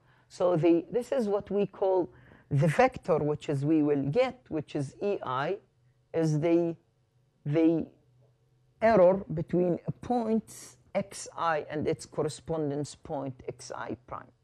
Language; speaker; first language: English; non-native, fluent; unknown